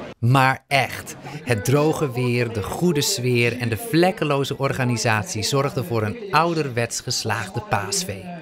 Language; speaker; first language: Dutch; native; Dutch